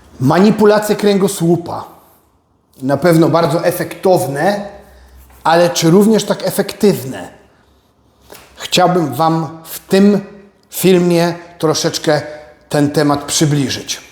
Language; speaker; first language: Polish; native; Polish